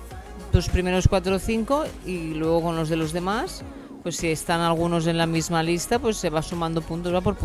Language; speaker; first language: Spanish; native; Spanish